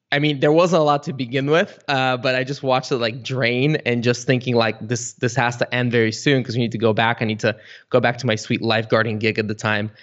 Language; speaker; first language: English; early bilingual, other home language; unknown